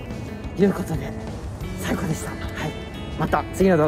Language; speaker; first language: Japanese; native; Japanese